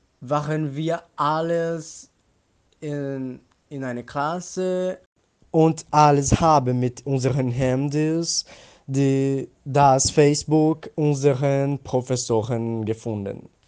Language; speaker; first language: German; non-native, learner; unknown